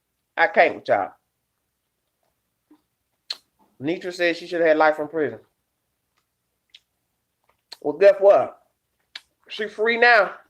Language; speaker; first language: English; native; English